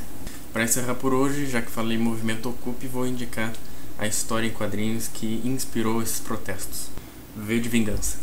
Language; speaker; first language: Portuguese; native; Portuguese